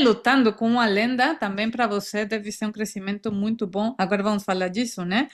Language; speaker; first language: Portuguese; non-native, fluent; Spanish